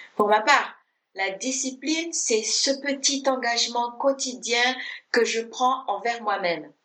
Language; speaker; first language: French; non-native, fluent; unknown